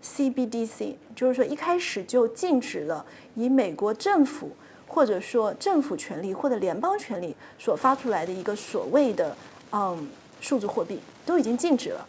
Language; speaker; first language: Chinese; native; Chinese